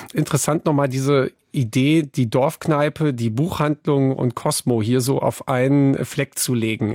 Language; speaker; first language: German; native; German